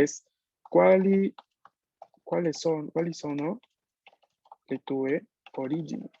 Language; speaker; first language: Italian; non-native, fluent; Spanish